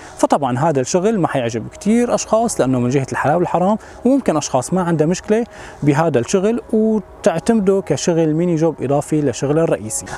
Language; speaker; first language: Arabic; native; Arabic